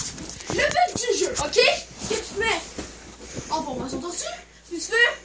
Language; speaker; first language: French; native; French